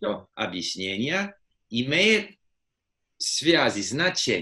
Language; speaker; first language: Russian; non-native, fluent; English